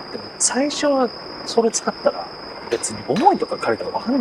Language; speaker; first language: Japanese; native; Japanese